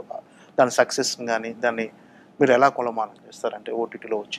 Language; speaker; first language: Telugu; native; Telugu